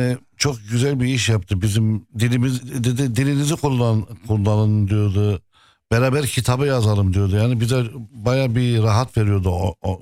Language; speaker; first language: Turkish; non-native, fluent; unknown